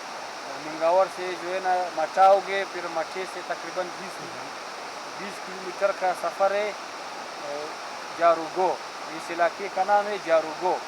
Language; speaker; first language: Hindi; non-native, local second language; Pashto